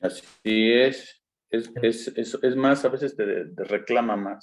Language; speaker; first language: Spanish; native; Spanish